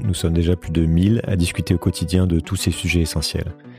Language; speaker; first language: French; native; French